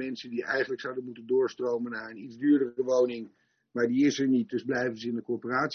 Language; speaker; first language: Dutch; native; Dutch